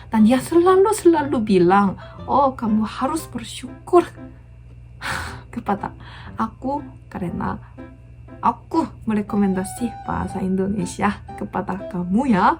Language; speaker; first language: Indonesian; non-native, fluent; Korean